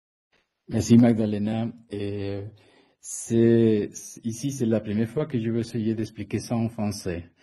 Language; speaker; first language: French; non-native, fluent; Spanish